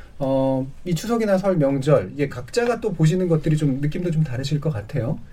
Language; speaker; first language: Korean; native; Korean